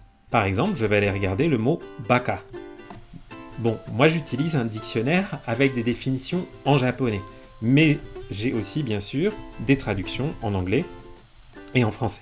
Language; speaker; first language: French; native; French